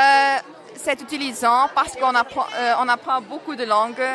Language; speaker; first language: French; non-native, learner; Dutch